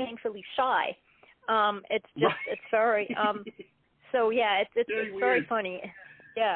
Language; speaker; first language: English; native; English